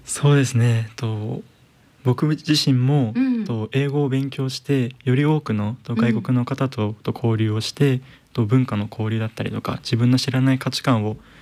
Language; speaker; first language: Japanese; native; Japanese